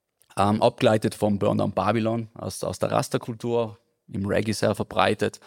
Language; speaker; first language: German; native; German